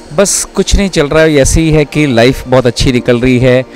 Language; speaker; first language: Hindi; native; Hindi